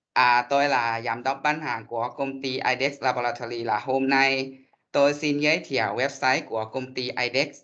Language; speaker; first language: Vietnamese; non-native, learner; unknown